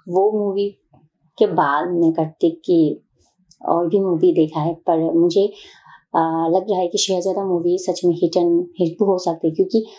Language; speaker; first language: Hindi; non-native, learner; Bangla